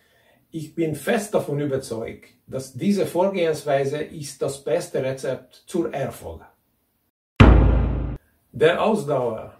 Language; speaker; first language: German; non-native, fluent; Hungarian